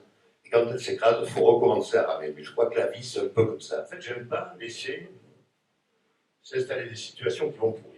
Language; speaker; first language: French; native; French